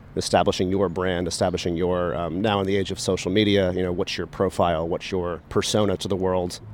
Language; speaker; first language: English; native; English